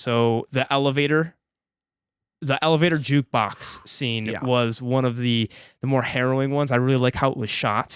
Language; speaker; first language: English; native; English